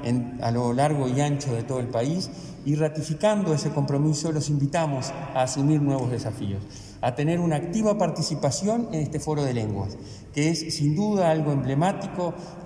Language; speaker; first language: Spanish; native; Spanish